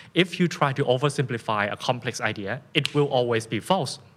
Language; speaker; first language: English; non-native, fluent; Thai